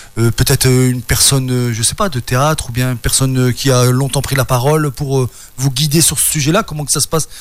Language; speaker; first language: French; native; French